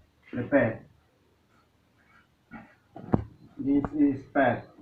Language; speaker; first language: English; non-native, learner; Indonesian